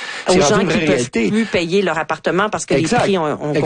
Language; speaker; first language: French; native; French